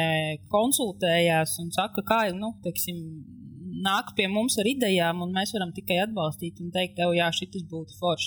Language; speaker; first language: Latvian; native; Latvian